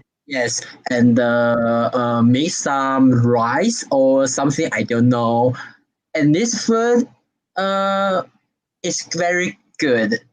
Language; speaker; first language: English; non-native, learner; Chinese